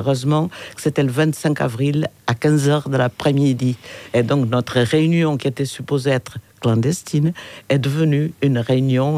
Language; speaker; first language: French; non-native, fluent; Portuguese